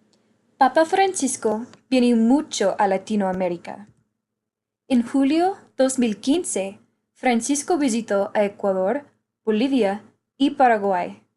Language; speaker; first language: Spanish; non-native, learner; English